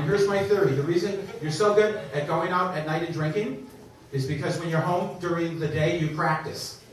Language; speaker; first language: English; native; English